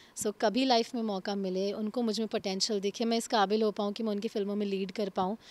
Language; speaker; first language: Hindi; native; Hindi